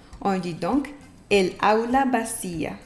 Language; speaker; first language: French; non-native, fluent; Spanish